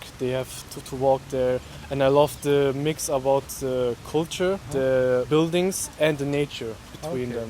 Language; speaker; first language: English; non-native, fluent; German